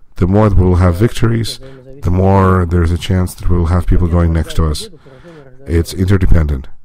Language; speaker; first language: English; non-native, fluent; Russian